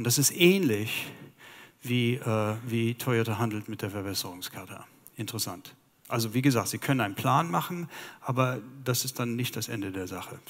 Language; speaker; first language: German; non-native, fluent; English